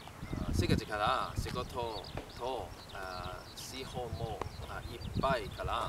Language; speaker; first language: Japanese; non-native, learner; Chinese